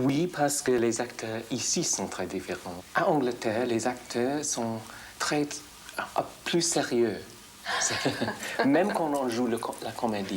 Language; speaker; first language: French; non-native, fluent; English